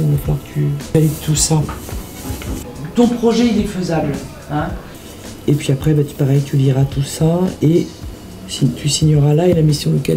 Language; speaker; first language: French; native; French